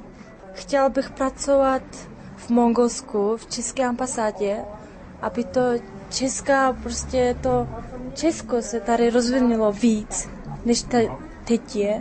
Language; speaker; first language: Czech; non-native, fluent; Mongolian